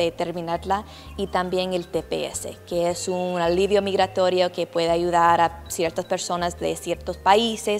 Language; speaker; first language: Spanish; non-native, fluent; English